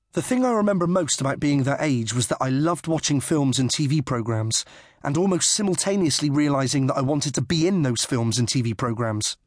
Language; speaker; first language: English; native; English